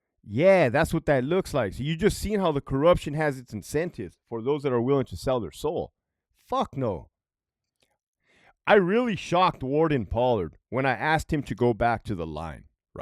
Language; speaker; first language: English; native; English